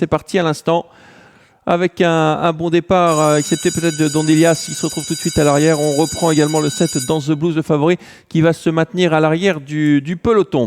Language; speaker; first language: French; native; French